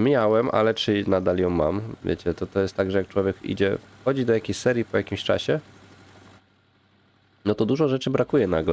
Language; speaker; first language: Polish; native; Polish